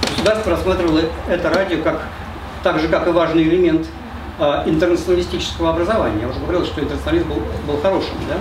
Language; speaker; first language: Russian; native; Russian